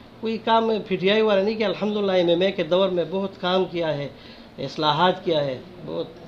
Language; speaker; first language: Urdu; non-native, local second language; Pashto